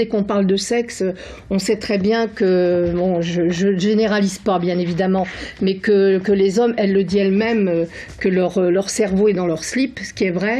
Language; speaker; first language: French; native; French